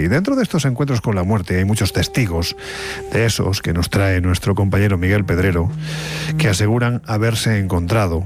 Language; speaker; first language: Spanish; native; Spanish